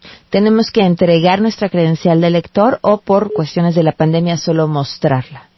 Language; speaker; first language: Spanish; native; Spanish